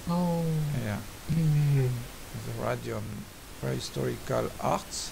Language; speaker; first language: English; non-native, learner; French